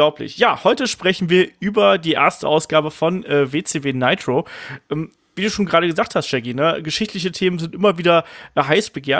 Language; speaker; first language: German; native; German